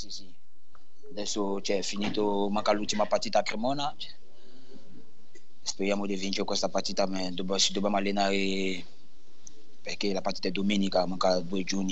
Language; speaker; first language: Italian; non-native, learner; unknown